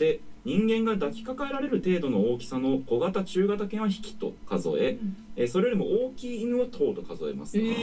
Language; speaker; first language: Japanese; native; Japanese